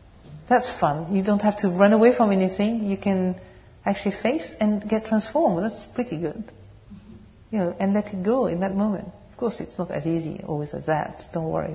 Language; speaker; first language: English; non-native, fluent; French